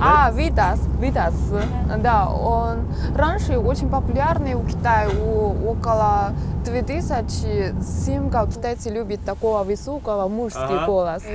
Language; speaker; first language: Russian; non-native, learner; Chinese